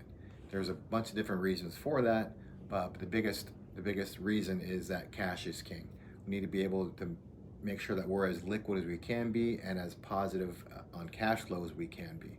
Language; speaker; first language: English; native; English